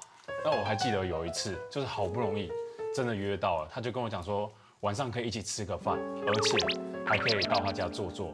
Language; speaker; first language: Chinese; native; Chinese